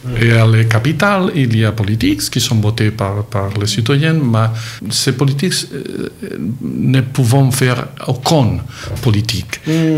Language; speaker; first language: French; non-native, learner; Catalan